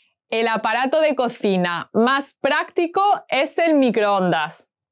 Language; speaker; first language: Spanish; native; Spanish